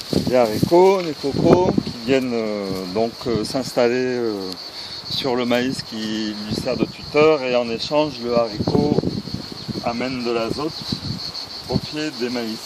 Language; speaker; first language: French; native; French